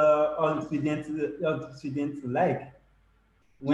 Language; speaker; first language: English; non-native, learner; French